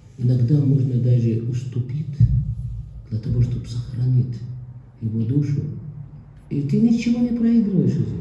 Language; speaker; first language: Russian; non-native, fluent; Arabic